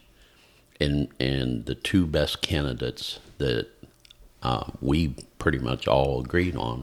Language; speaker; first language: English; native; English